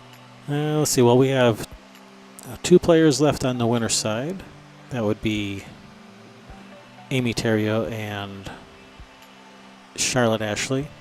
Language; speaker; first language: English; native; English